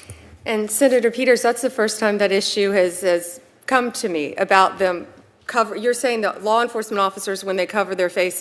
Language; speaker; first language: English; native; English